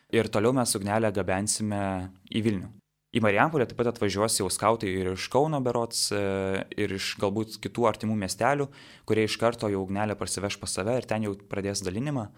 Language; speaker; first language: Lithuanian; native; Lithuanian